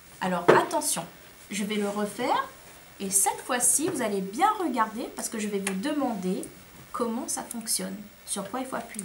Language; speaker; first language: French; native; French